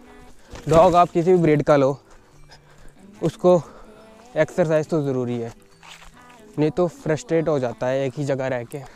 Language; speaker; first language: Hindi; native; Hindi